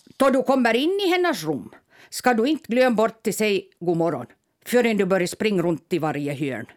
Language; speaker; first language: Swedish; native; Swedish